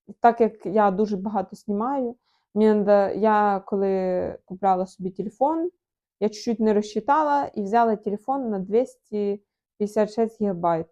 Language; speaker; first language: Ukrainian; non-native, local second language; Russian